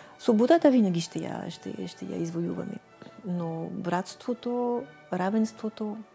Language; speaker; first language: Bulgarian; non-native, fluent; French